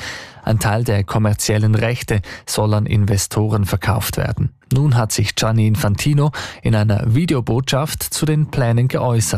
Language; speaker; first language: German; native; German